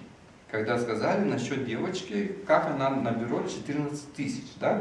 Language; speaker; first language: Russian; non-native, fluent; Lithuanian